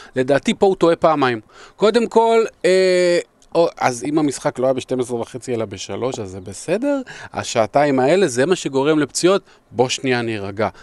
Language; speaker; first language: Hebrew; native; Hebrew